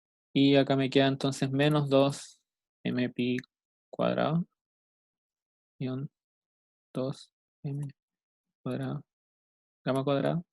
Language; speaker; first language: Spanish; native; Spanish